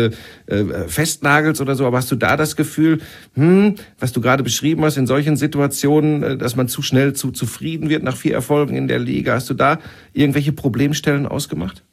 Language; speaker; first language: German; native; German